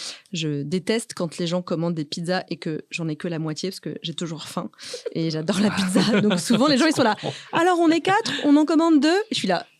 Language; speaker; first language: French; native; French